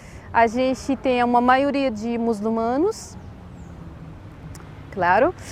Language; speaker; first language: Portuguese; non-native, fluent; Arabic